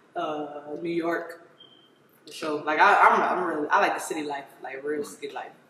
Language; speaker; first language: English; native; English